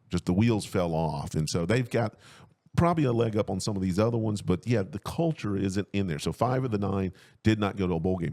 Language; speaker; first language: English; native; English